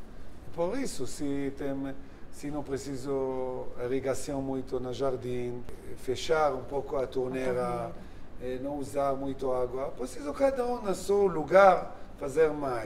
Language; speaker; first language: Portuguese; non-native, learner; Hebrew